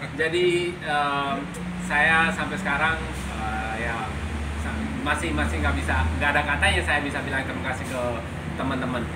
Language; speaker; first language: Indonesian; non-native, fluent; Urdu